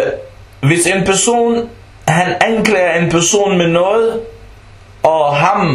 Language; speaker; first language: Danish; early bilingual, other home language; Arabic